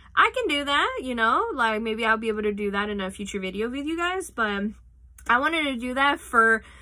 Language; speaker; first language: English; native; English